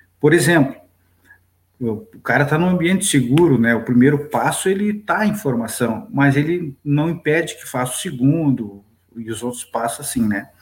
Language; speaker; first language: Portuguese; native; Portuguese